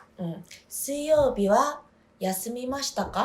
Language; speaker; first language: Japanese; non-native, learner; Korean